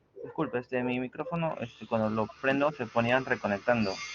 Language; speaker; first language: Spanish; native; Spanish